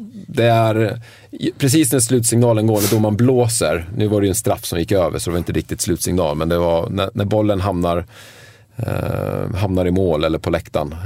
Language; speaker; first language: Swedish; native; Swedish